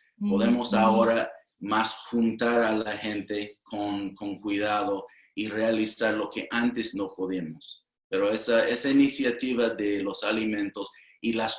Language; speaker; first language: Spanish; non-native, fluent; English